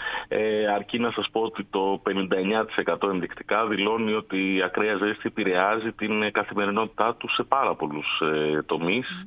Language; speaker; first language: Greek; native; Greek